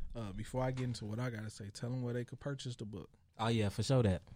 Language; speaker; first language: English; native; English